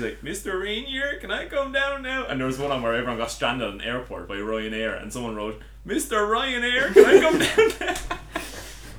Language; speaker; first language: English; native; English